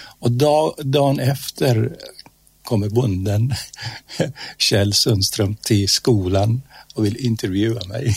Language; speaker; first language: Swedish; non-native, fluent; Persian